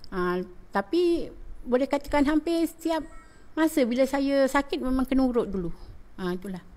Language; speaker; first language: Malay; native; Malay